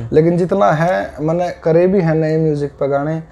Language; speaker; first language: Hindi; native; Hindi